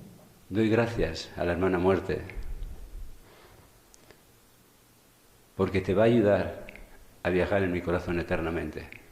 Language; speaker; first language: Spanish; native; Spanish